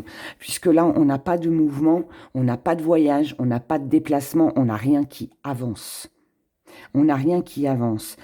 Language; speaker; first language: French; native; French